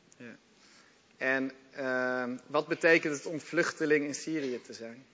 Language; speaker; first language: Dutch; native; Dutch